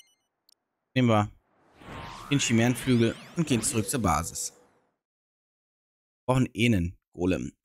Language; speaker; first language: German; native; German